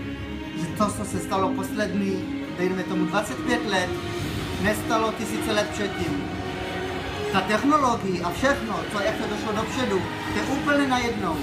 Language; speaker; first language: Czech; early bilingual, heritage; Czech